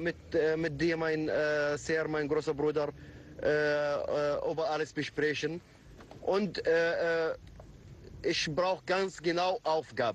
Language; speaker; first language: German; non-native, fluent; Turkish